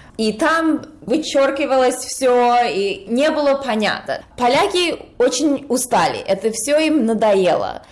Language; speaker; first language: Russian; early bilingual, heritage; Russian